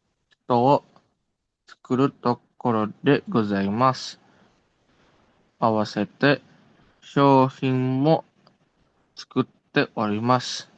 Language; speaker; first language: Japanese; non-native, learner; Indonesian